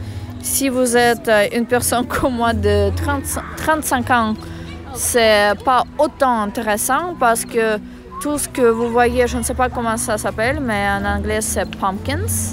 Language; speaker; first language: French; non-native, fluent; Russian